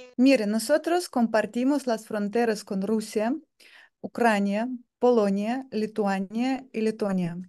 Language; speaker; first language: Spanish; non-native, fluent; Russian